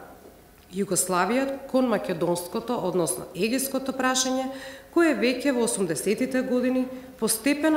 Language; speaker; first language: Macedonian; native; Macedonian